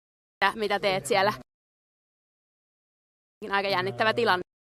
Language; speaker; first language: Finnish; native; Finnish